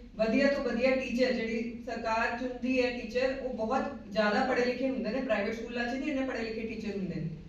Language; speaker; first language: Punjabi; non-native, local second language; Hindi